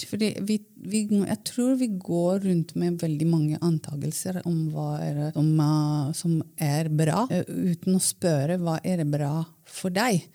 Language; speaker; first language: Norwegian; non-native, fluent; Romanian